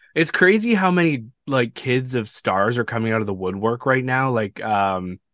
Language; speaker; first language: English; native; English